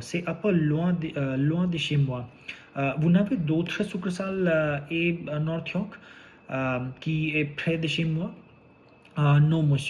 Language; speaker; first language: French; non-native, learner; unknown